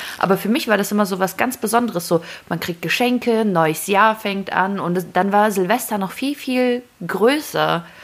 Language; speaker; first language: German; early bilingual, other home language; Russian